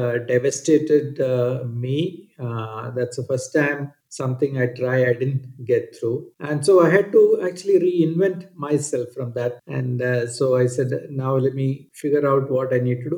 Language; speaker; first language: English; non-native, local second language; Malayalam